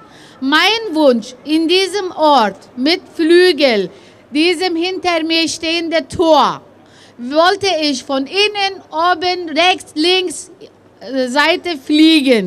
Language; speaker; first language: German; early bilingual, other home language; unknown